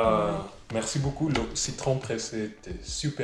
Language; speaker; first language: French; non-native, fluent; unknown